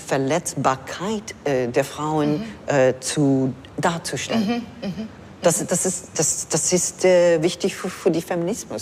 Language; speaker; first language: German; non-native, fluent; English